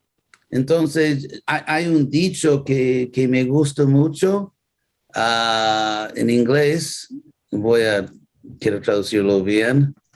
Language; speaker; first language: Spanish; non-native, fluent; English